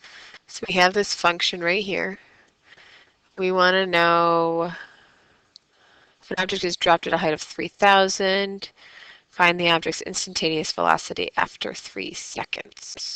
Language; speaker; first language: English; native; English